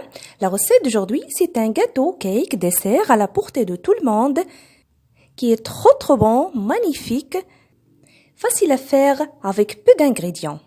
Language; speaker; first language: French; non-native, local second language; Arabic